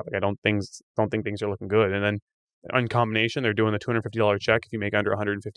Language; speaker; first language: English; native; English